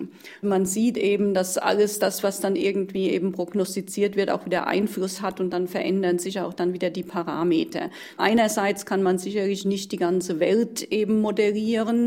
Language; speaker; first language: German; native; German